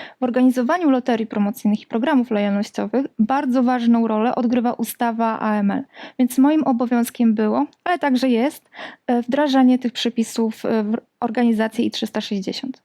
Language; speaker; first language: Polish; native; Polish